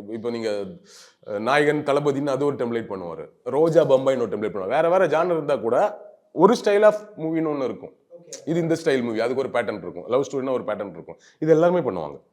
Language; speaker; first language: Tamil; native; Tamil